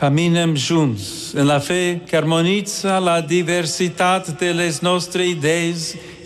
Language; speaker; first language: Catalan; non-native, fluent; English